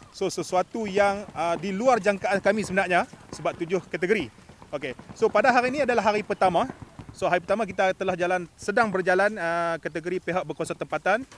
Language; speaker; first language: Malay; native; Malay